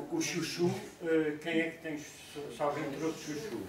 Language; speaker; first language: Portuguese; native; Portuguese